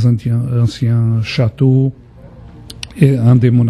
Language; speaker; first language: French; non-native, fluent; Portuguese